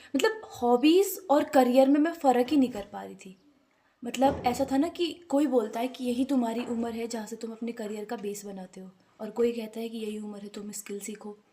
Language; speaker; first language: Hindi; native; Hindi